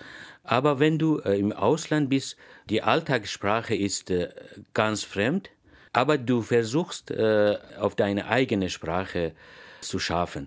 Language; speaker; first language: German; non-native, fluent; Persian